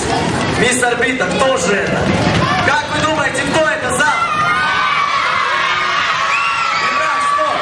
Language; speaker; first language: Russian; native; Russian